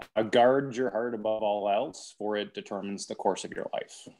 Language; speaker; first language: English; native; English